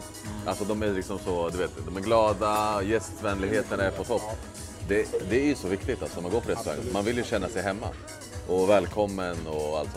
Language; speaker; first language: Swedish; native; Swedish